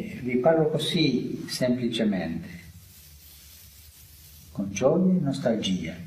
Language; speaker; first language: Italian; non-native, fluent; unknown